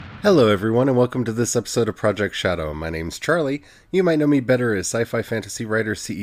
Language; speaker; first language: English; native; English